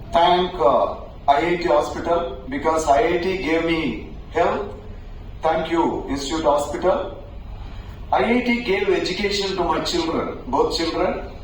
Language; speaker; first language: English; non-native, local second language; Tamil